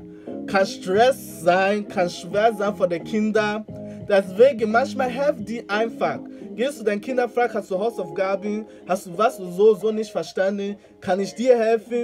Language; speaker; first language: German; non-native, learner; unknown